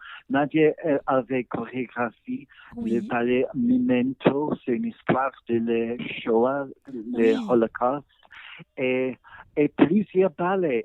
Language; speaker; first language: French; non-native, learner; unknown